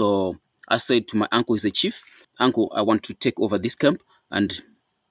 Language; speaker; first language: English; non-native, local second language; Shona